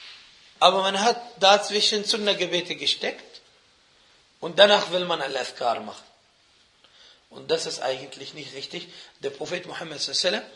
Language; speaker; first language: German; non-native, fluent; Arabic